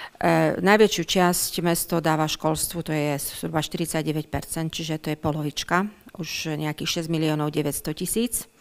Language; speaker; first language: Slovak; native; Slovak